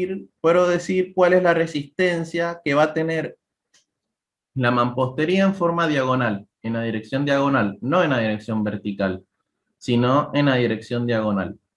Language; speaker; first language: Spanish; native; Spanish